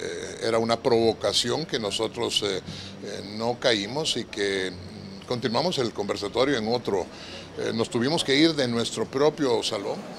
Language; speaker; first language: Spanish; native; Spanish